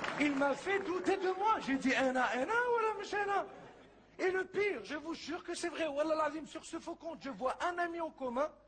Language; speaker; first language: French; early bilingual, other home language; Arabic